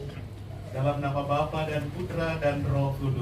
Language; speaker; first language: Indonesian; native; Indonesian